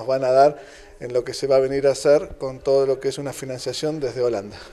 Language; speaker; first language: Spanish; native; Spanish